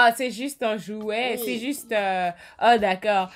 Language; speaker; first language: French; non-native, fluent; English